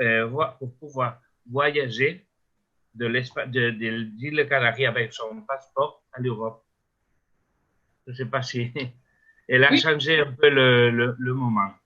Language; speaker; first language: French; non-native, learner; Spanish